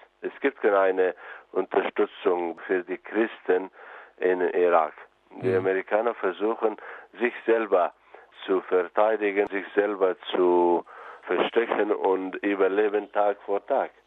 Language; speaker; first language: German; non-native, learner; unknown